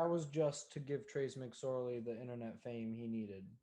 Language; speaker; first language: English; native; English